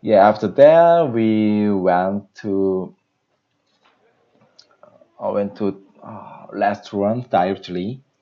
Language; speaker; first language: English; non-native, learner; Korean